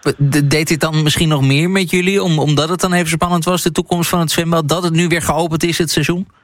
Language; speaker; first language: Dutch; native; Dutch